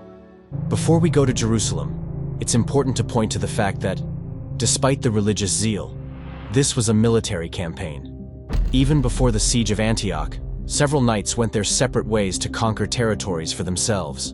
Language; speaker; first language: English; native; English